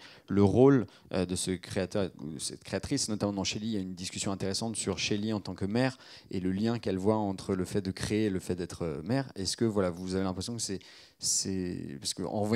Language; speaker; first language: French; native; French